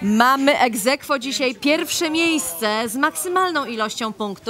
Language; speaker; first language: Polish; native; Polish